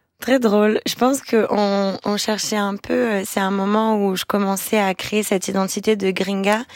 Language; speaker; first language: French; non-native, fluent; Portuguese